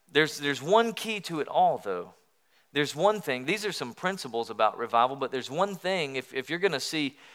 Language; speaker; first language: English; native; English